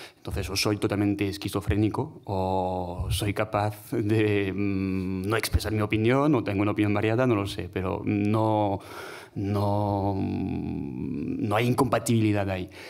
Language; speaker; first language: Spanish; non-native, fluent; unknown